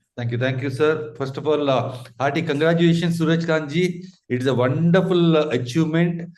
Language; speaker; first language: Hindi; non-native, local second language; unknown